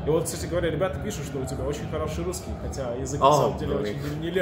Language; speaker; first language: Russian; native; Russian